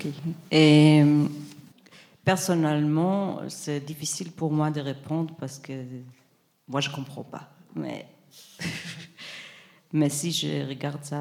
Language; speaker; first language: French; non-native, fluent; Hebrew